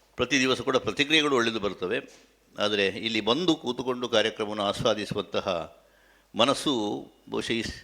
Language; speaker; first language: Kannada; native; Kannada